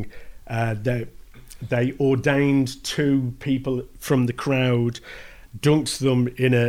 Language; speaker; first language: English; native; English